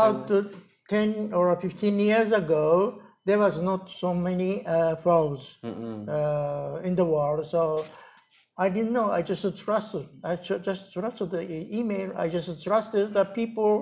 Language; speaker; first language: English; non-native, learner; Japanese